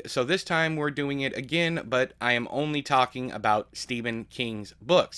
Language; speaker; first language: English; native; English